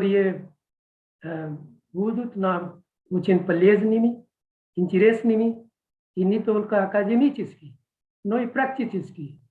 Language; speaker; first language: Russian; non-native, fluent; Hindi